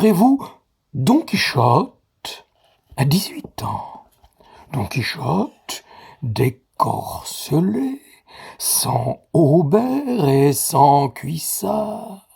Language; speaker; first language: French; native; French